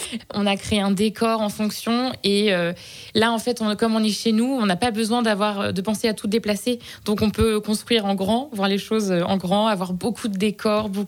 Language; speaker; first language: French; native; French